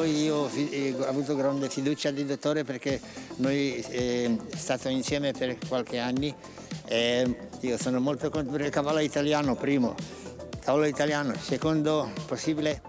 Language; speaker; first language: Italian; non-native, learner; Czech